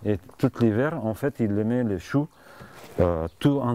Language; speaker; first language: French; non-native, fluent; Bulgarian